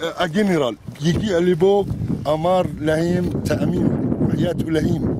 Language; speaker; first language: Hebrew; non-native, local second language; Arabic